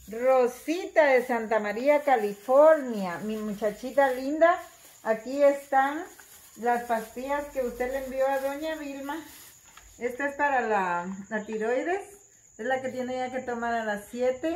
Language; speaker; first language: Spanish; native; Spanish